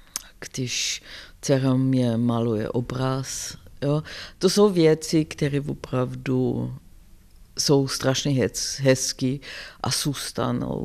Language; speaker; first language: Czech; non-native, fluent; German